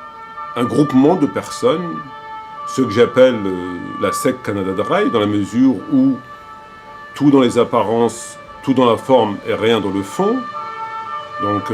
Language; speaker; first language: French; native; French